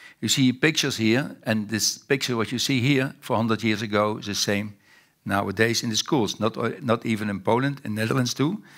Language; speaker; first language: English; non-native, fluent; Dutch